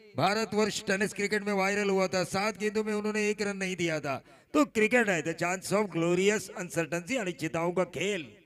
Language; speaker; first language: Hindi; non-native, local second language; Marathi